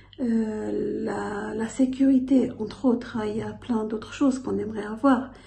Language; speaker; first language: French; non-native, local second language; Arabic